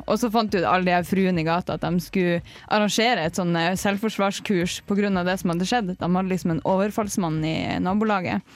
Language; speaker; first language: Norwegian; native; Norwegian